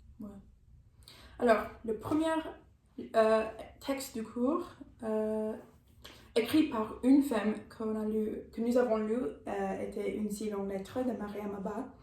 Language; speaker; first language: French; non-native, learner; English